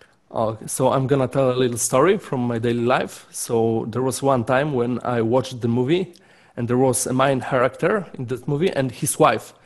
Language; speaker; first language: English; non-native, fluent; Polish